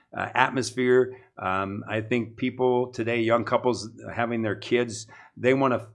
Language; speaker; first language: English; native; English